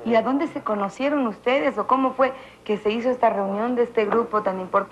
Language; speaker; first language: Spanish; native; Spanish